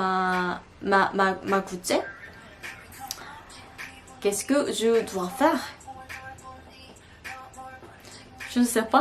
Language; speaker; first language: French; non-native, learner; Korean